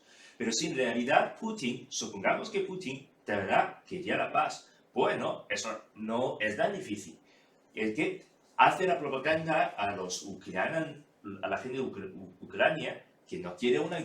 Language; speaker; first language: Spanish; non-native, fluent; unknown